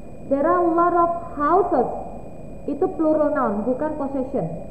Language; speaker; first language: English; non-native, fluent; Indonesian